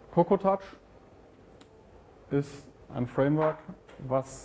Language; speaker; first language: German; native; German